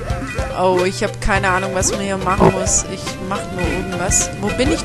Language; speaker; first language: German; native; German